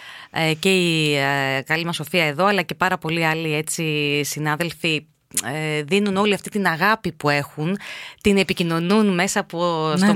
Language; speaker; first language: Greek; native; Greek